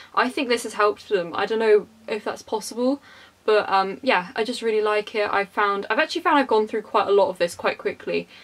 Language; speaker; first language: English; native; English